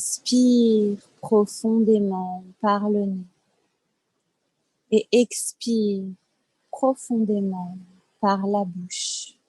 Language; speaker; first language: French; native; French